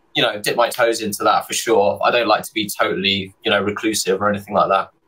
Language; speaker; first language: English; native; English